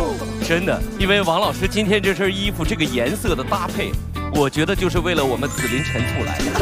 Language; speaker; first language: Chinese; native; Chinese